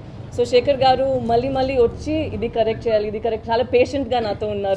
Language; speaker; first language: Telugu; non-native, local second language; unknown